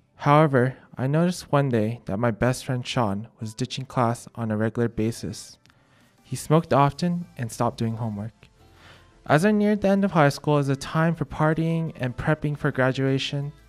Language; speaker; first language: English; native; English